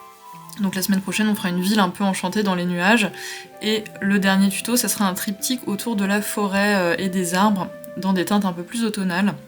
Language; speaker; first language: French; native; French